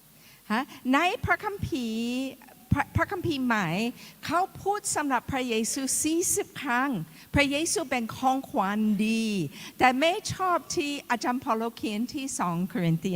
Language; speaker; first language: Thai; non-native, fluent; English